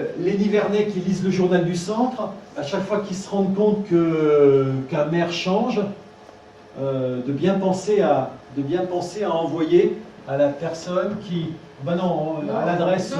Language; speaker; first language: French; native; French